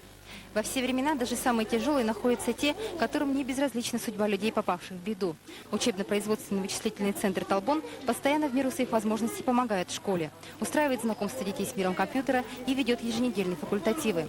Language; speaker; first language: Russian; native; Russian